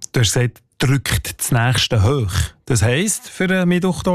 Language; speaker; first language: German; native; German